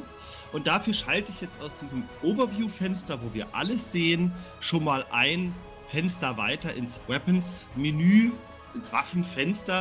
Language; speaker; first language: German; native; German